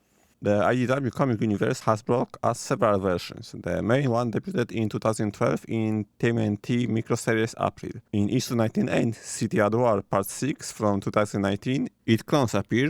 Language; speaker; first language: English; non-native, fluent; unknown